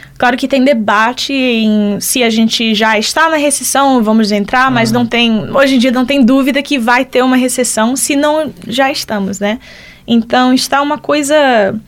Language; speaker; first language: Portuguese; early bilingual, heritage; Portuguese